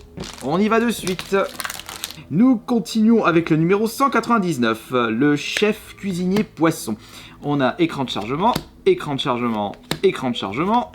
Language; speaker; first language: French; native; French